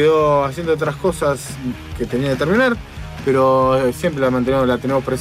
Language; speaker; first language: Spanish; native; Spanish